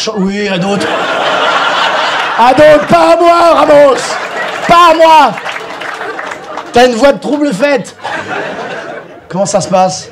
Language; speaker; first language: French; native; French